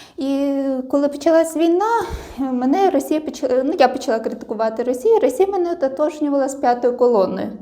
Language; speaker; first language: Ukrainian; non-native, local second language; Russian